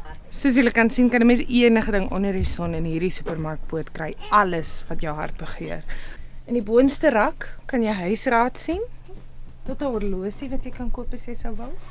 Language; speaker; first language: Afrikaans; native; Afrikaans